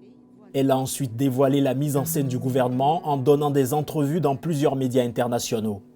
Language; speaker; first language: French; native; French